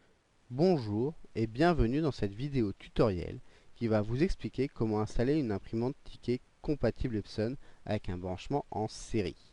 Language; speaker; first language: French; native; French